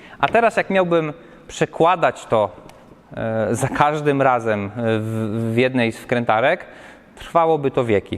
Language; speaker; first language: Polish; native; Polish